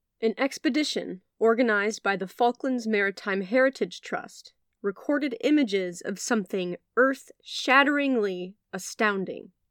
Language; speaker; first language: English; native; English